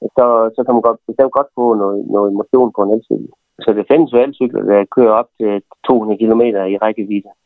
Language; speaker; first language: Danish; native; Danish